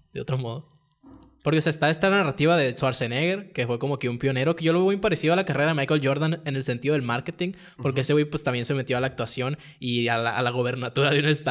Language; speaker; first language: Spanish; native; Spanish